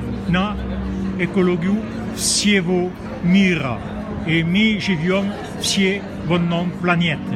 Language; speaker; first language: Russian; non-native, fluent; French